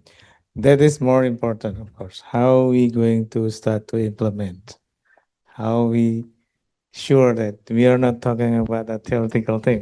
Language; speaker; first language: English; non-native, local second language; Indonesian